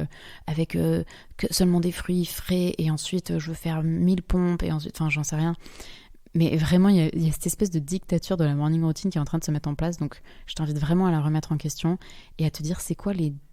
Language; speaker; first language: French; native; French